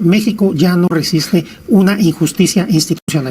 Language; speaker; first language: Spanish; native; Spanish